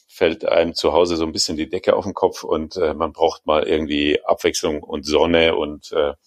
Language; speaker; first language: German; native; German